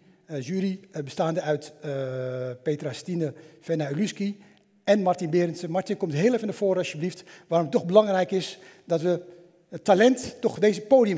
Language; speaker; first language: Dutch; native; Dutch